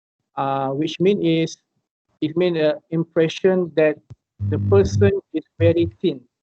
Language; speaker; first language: English; non-native, local second language; Malay